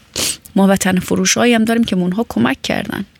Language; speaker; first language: Persian; native; Persian